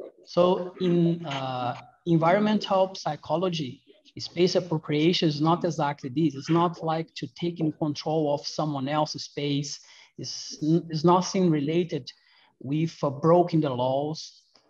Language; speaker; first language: English; non-native, fluent; Portuguese